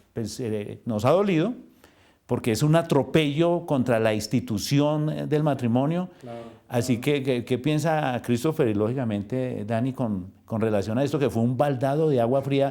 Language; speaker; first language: Spanish; native; Spanish